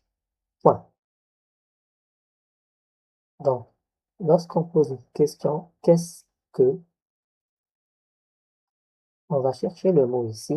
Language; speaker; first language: French; non-native, local second language; Arabic